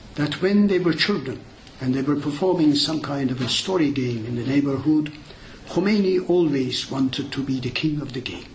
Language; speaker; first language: English; non-native, fluent; Azerbaijani